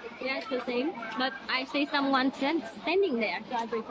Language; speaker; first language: English; non-native, fluent; Vietnamese